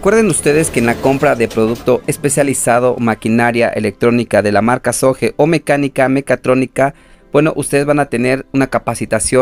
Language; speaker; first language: Spanish; native; Spanish